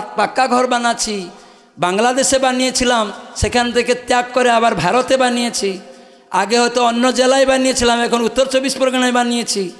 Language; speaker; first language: Bangla; non-native, fluent; Odia